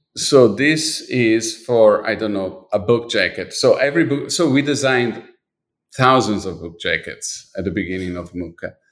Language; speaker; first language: English; non-native, fluent; Italian